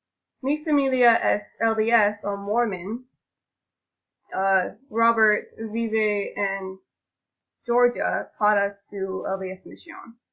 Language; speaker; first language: Spanish; non-native, learner; English